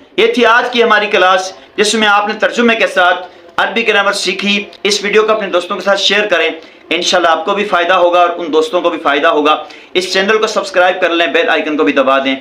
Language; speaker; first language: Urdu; native; Urdu